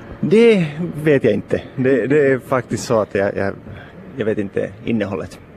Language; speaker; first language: Swedish; non-native, local second language; Finnish